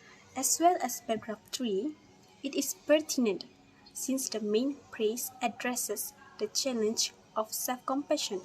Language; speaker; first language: English; non-native, fluent; Malay